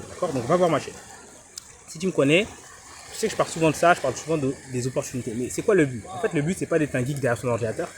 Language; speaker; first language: French; native; French